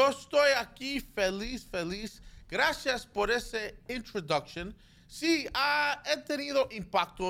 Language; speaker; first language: Spanish; early bilingual, other home language; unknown